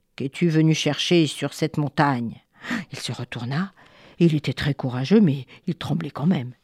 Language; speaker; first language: French; native; French